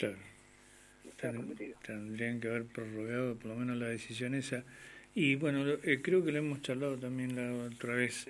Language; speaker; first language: Spanish; native; Spanish